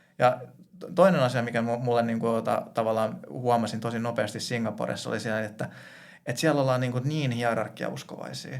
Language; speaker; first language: Finnish; native; Finnish